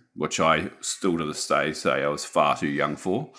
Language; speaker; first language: English; native; English